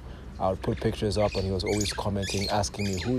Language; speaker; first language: English; non-native, local second language; Yoruba